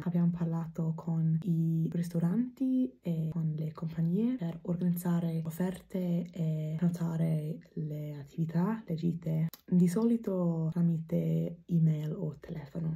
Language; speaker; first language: Italian; non-native, fluent; English